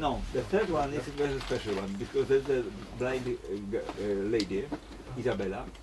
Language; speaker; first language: English; non-native, fluent; Polish